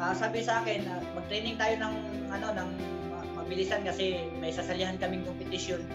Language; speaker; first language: Filipino; non-native, local second language; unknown